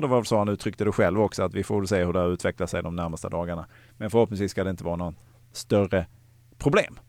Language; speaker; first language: Swedish; native; Swedish